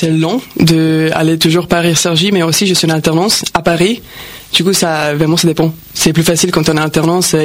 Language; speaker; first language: French; non-native, fluent; Romanian